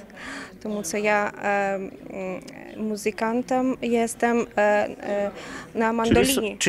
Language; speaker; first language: Polish; non-native, learner; Ukrainian